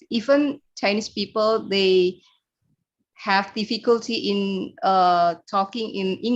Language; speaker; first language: English; non-native, learner; Indonesian